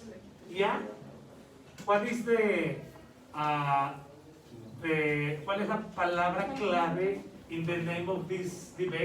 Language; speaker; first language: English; non-native, learner; Spanish